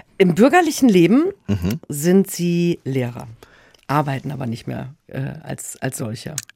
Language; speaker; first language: German; native; German